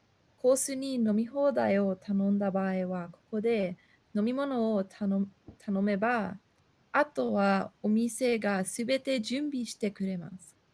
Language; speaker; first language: Japanese; non-native, learner; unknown